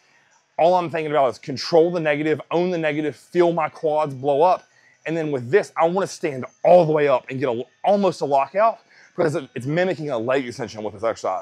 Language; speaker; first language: English; native; English